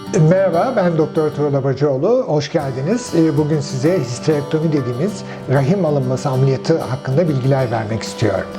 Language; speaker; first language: Turkish; native; Turkish